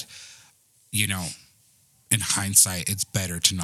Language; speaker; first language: English; early bilingual, other home language; Spanish